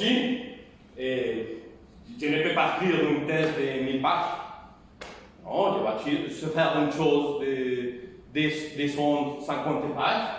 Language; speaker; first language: French; non-native, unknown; Spanish